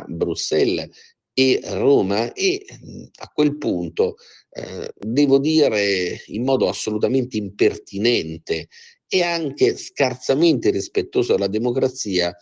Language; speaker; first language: Italian; native; Italian